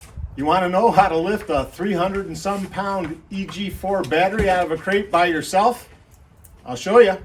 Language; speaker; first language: English; native; English